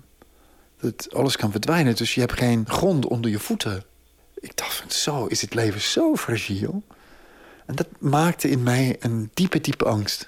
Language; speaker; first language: Dutch; non-native, fluent; English